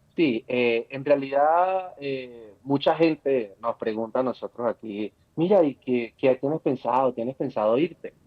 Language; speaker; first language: Spanish; native; Spanish